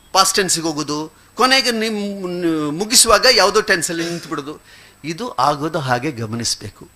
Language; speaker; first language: Kannada; non-native, local second language; Malayalam